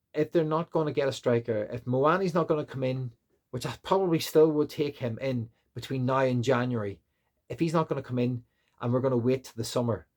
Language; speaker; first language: English; native; English